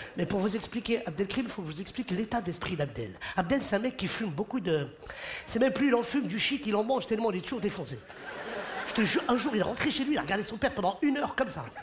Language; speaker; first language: French; early bilingual, other home language; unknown